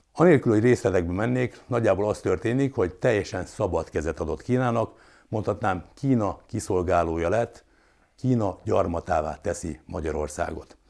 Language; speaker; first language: Hungarian; native; Hungarian